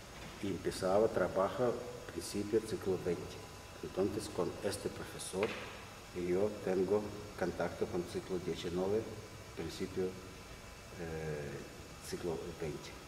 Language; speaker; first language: Spanish; non-native, learner; Russian